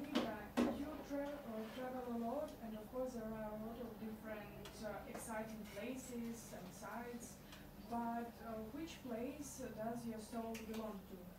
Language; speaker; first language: English; non-native, fluent; Russian